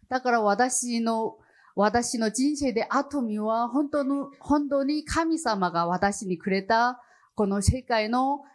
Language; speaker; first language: Japanese; non-native, fluent; Chinese